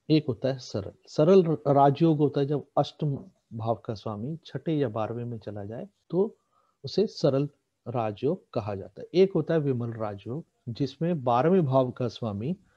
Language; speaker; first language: Hindi; native; Hindi